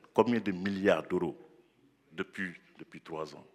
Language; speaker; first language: French; non-native, local second language; Wolof